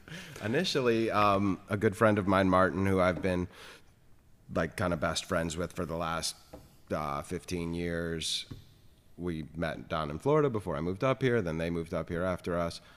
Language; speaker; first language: English; native; English